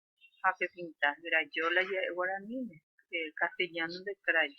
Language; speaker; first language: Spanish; non-native, local second language; Guarani